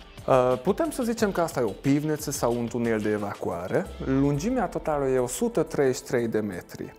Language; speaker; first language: Romanian; non-native, local second language; Hungarian